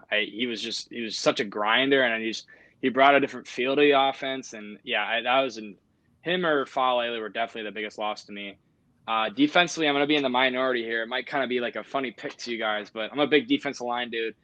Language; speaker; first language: English; native; English